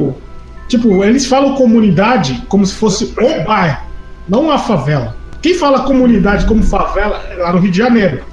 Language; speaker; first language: Portuguese; native; Portuguese